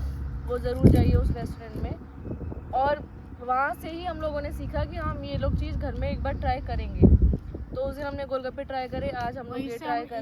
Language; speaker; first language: Hindi; non-native, local second language; Bodo